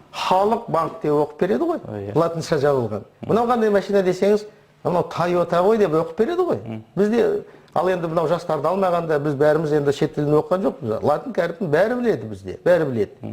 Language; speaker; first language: Kazakh; non-native, local second language; Russian